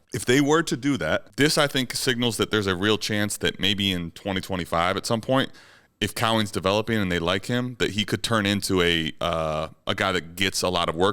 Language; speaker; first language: English; native; English